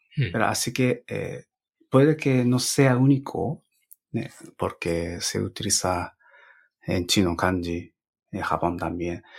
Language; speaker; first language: Spanish; non-native, fluent; Japanese